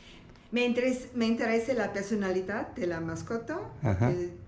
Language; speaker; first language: Spanish; non-native, learner; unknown